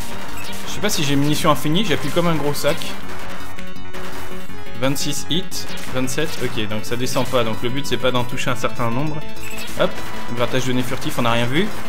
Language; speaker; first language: French; native; French